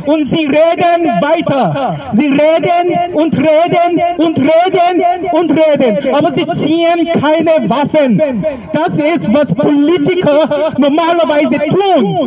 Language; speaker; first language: German; non-native, fluent; Korean